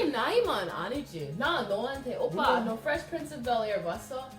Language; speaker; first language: Korean; non-native, learner; English